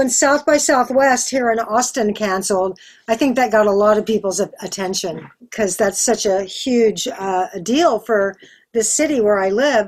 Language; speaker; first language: English; native; English